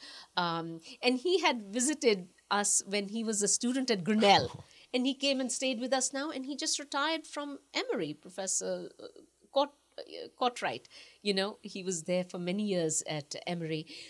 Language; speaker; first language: English; non-native, local second language; Punjabi